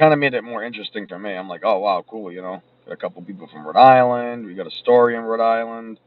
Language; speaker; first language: English; native; English